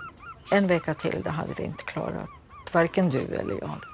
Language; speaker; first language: Swedish; early bilingual, other home language; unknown